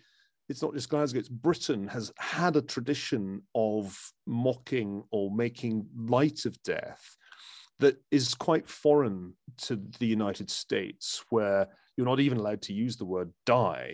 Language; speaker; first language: English; native; English